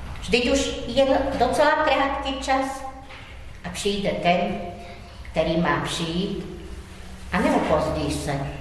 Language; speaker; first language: Czech; native; Czech